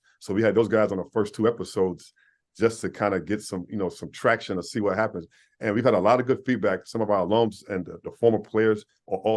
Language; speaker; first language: English; native; English